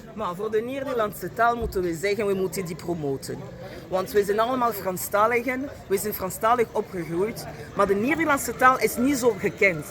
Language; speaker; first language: Dutch; non-native, fluent; French